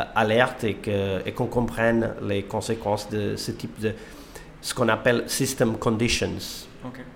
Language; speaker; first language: French; non-native, fluent; Portuguese